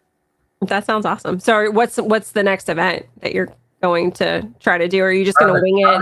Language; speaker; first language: English; native; English